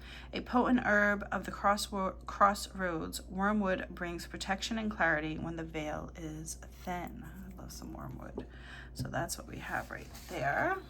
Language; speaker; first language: English; native; English